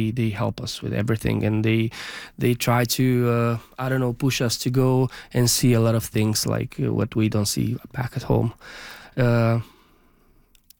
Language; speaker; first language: English; non-native, fluent; Romanian